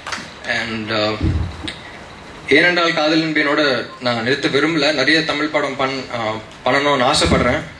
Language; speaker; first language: Tamil; non-native, local second language; Telugu